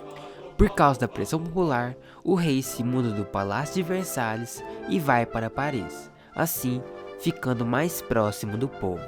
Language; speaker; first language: Portuguese; native; Portuguese